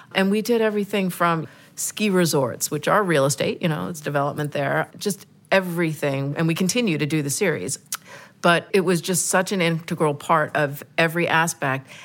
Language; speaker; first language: English; native; English